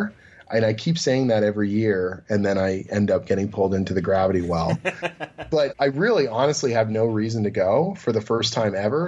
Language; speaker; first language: English; native; English